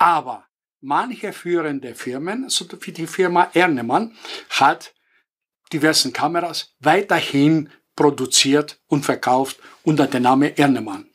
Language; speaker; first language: German; non-native, fluent; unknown